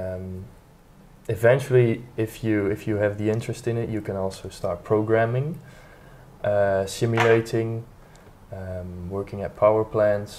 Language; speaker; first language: English; non-native, fluent; Dutch